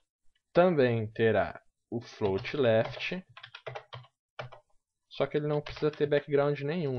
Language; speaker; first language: Portuguese; native; Portuguese